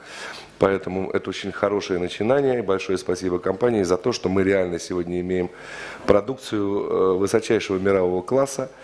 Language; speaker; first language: Russian; native; Russian